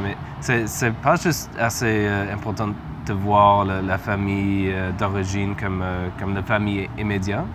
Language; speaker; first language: French; non-native, learner; English